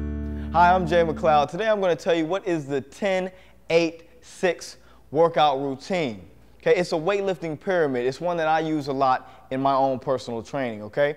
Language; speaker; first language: English; native; English